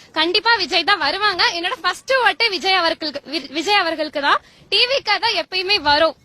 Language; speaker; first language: Tamil; native; Tamil